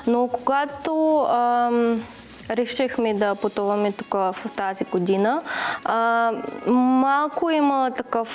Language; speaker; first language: Bulgarian; non-native, learner; Russian